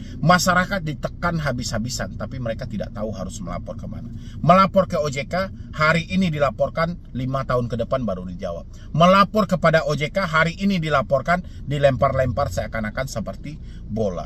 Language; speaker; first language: Indonesian; native; Indonesian